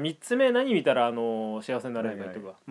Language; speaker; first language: Japanese; native; Japanese